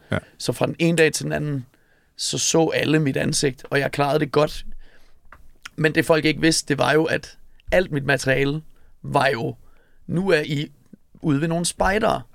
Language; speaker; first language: Danish; native; Danish